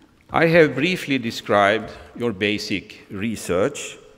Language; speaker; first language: English; non-native, fluent; Swedish